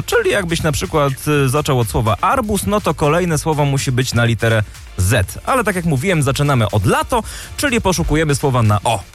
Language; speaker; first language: Polish; native; Polish